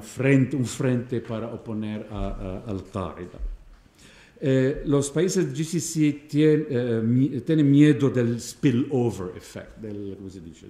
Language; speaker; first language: Spanish; non-native, fluent; Arabic